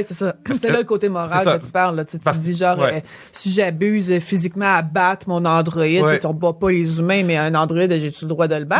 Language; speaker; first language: French; native; French